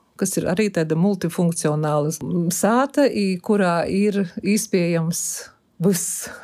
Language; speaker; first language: Latvian; native; Latvian